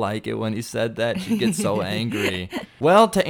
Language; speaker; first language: English; native; English